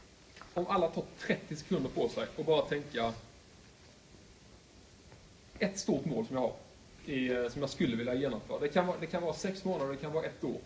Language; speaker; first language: Swedish; native; Swedish